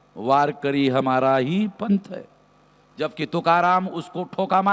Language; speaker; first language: Hindi; non-native, local second language; Marathi